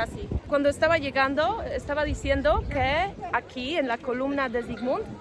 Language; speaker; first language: Spanish; non-native, fluent; Polish